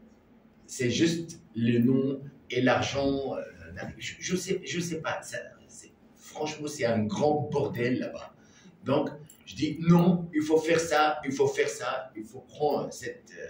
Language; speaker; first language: French; non-native, learner; Arabic